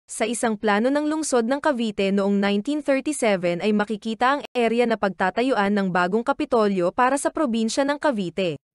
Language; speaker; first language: Filipino; native; Filipino